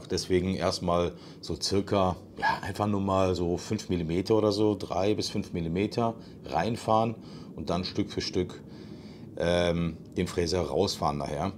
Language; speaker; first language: German; native; German